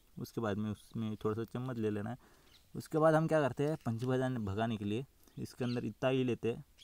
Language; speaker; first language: Hindi; non-native, local second language; Marathi